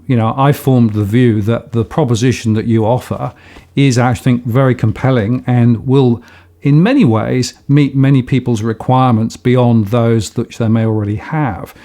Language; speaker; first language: English; native; English